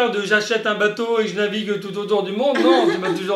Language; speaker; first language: French; native; French